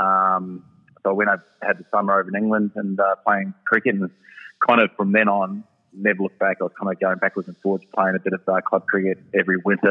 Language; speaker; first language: English; native; English